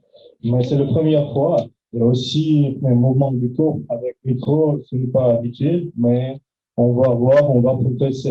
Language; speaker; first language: French; non-native, fluent; Russian